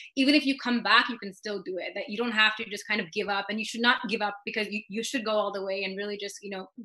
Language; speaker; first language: English; native; English